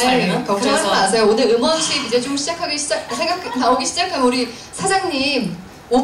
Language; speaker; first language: Korean; native; Korean